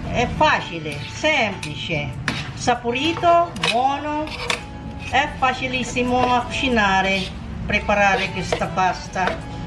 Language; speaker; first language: Italian; non-native, local second language; Filipino